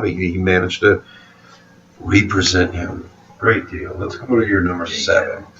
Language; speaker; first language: English; native; English